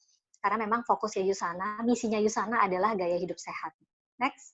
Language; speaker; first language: Indonesian; native; Indonesian